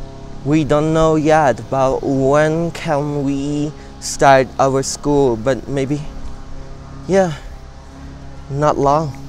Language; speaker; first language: English; non-native, learner; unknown